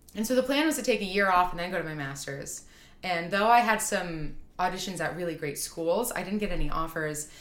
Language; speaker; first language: English; native; English